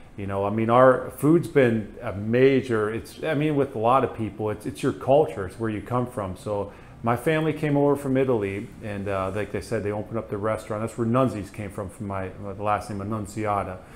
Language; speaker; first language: English; native; English